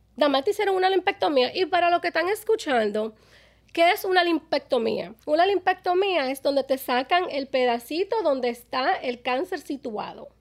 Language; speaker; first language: Spanish; early bilingual, other home language; English